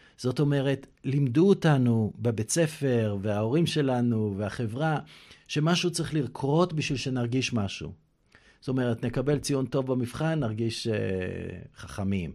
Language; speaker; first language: Hebrew; native; Hebrew